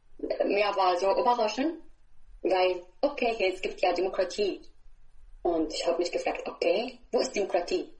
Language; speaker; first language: German; non-native, learner; Arabic